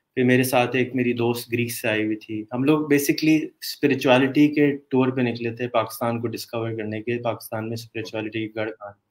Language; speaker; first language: Urdu; native; Urdu